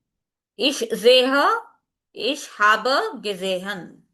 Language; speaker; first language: German; non-native, fluent; Hindi